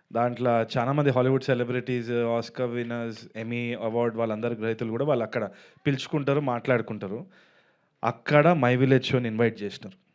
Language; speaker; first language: Telugu; native; Telugu